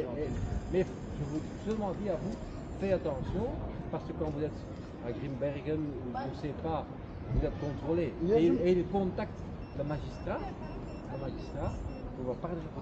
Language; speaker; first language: French; non-native, local second language; Dutch